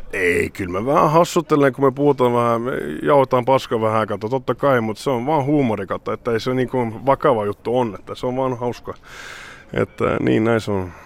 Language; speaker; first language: Finnish; early bilingual, heritage; Swedish